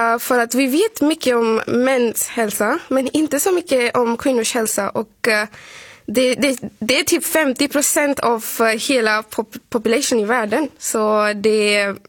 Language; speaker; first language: Swedish; non-native, fluent; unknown